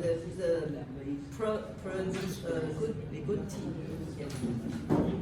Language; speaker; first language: English; non-native, learner; Chinese